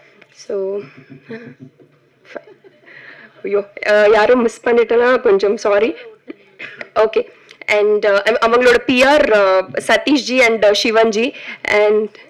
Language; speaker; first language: Tamil; non-native, learner; Telugu